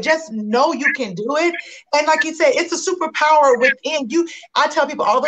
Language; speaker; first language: English; native; English